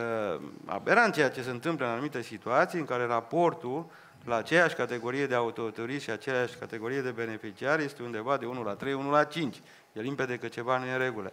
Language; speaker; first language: Romanian; native; Romanian